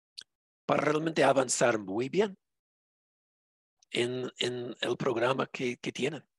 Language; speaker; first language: Spanish; non-native, fluent; English